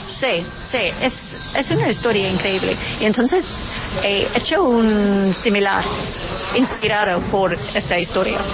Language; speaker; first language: Spanish; non-native, learner; English